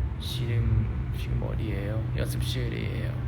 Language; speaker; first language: Korean; non-native, learner; Thai